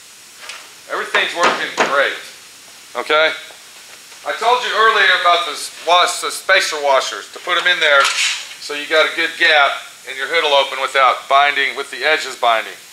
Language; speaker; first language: English; native; English